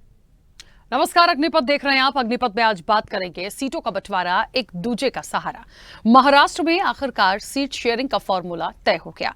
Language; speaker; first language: Hindi; native; Hindi